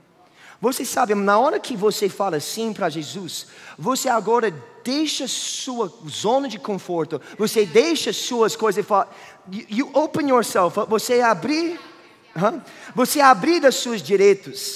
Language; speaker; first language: Portuguese; non-native, fluent; English